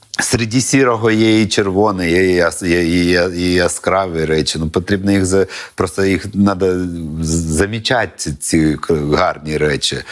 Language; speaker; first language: Ukrainian; non-native, local second language; Russian